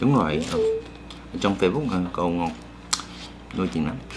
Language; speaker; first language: Vietnamese; non-native, learner; Korean